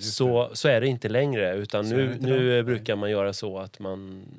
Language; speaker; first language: Swedish; native; Swedish